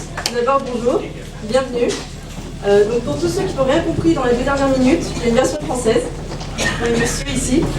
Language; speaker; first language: French; native; French